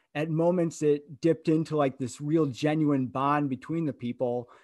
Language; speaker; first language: English; native; English